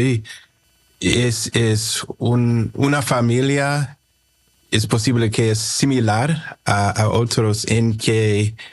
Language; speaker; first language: Spanish; early bilingual, heritage; English